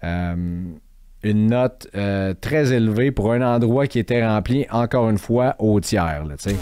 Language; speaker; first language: French; native; French